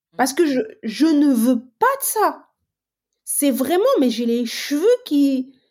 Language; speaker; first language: French; non-native, local second language; Arabic